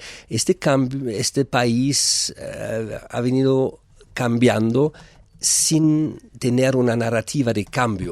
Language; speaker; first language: Spanish; non-native, fluent; German